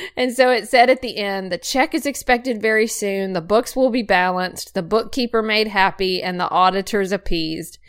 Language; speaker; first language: English; native; English